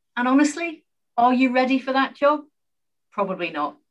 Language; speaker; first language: English; native; English